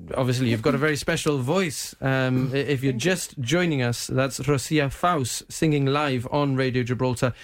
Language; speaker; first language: English; native; English